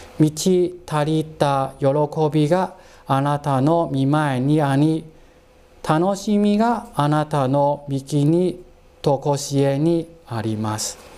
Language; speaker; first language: Japanese; non-native, fluent; Cantonese